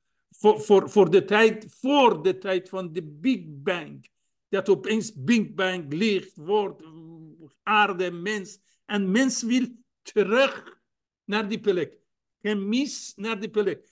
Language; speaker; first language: Dutch; non-native, fluent; Persian